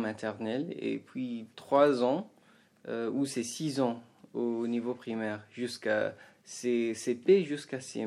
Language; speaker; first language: French; non-native, fluent; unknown